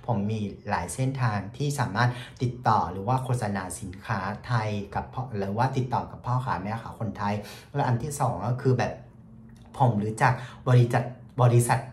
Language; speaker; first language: Thai; non-native, fluent; Vietnamese